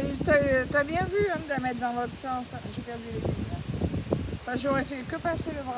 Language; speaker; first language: French; native; French